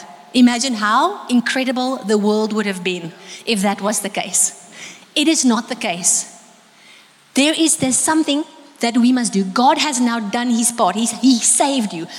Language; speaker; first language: English; non-native, local second language; Afrikaans